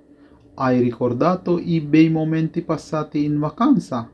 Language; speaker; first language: Italian; non-native, fluent; Sinhala